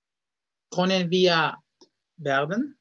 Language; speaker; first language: German; non-native, fluent; Spanish